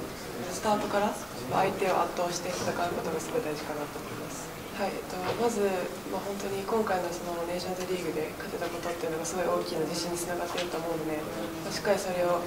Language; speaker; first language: Japanese; native; Japanese